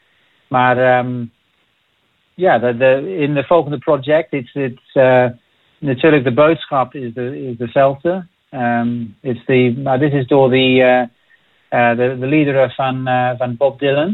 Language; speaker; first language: Dutch; non-native, fluent; English